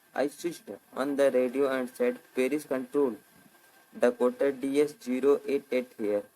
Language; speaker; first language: English; non-native, local second language; Hindi